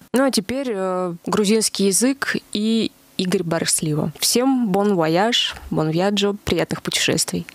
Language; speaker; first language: Russian; native; Russian